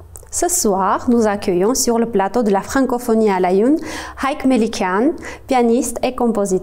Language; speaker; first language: French; non-native, fluent; Armenian